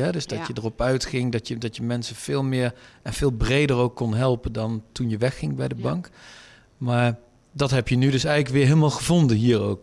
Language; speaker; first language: Dutch; native; Dutch